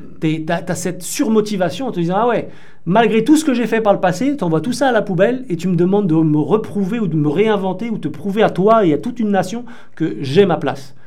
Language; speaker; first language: French; native; French